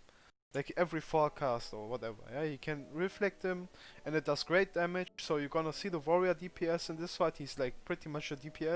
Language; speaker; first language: English; non-native, fluent; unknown